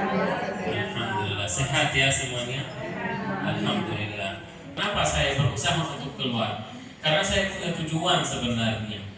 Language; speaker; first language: Indonesian; non-native, fluent; Arabic